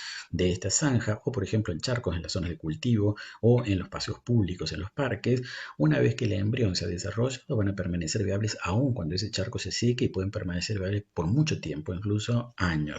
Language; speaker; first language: Spanish; native; Spanish